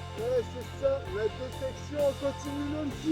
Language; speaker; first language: French; native; French